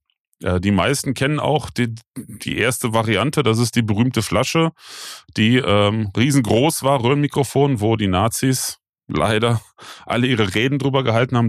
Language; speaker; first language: German; native; German